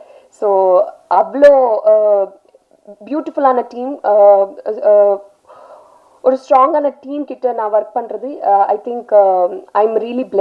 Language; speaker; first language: Tamil; non-native, learner; Telugu